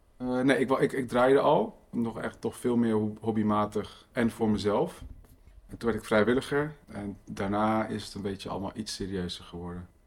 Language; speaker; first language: Dutch; early bilingual, other home language; Riffian